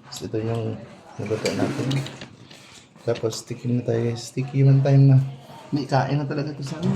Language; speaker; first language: Filipino; non-native, local second language; Cebuano